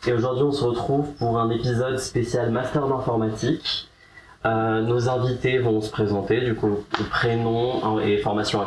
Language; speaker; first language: French; native; French